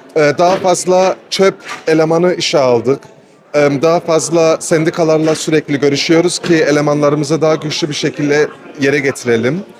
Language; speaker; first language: Turkish; early bilingual, other home language; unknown